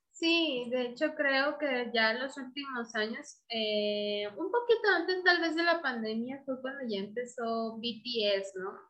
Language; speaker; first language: Spanish; native; Spanish